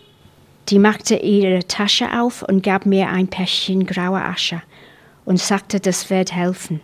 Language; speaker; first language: German; non-native, fluent; English